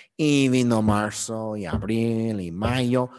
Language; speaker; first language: Spanish; non-native, learner; English